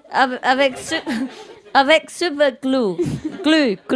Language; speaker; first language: French; non-native, learner; Vietnamese